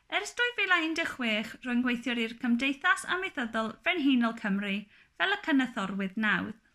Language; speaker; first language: Welsh; non-native, local second language; English